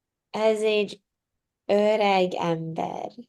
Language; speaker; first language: Hungarian; non-native, learner; English